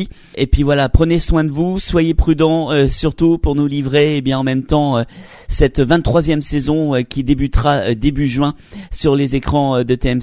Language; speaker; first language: French; native; French